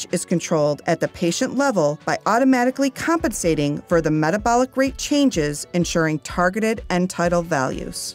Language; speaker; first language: English; native; English